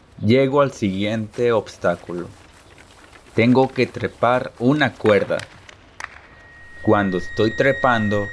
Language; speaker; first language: Spanish; early bilingual, heritage; Spanish